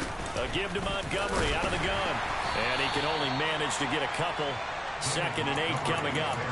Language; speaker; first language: English; native; English